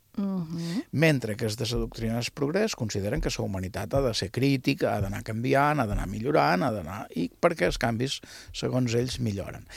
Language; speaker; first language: Catalan; native; Catalan